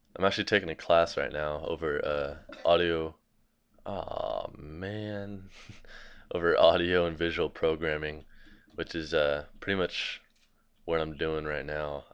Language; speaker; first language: English; native; English